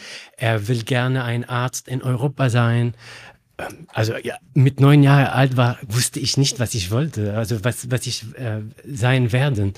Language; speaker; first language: German; non-native, learner; Arabic